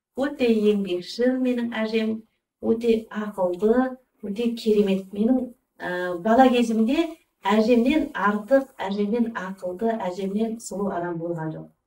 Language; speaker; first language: Kazakh; early bilingual, heritage; Kazakh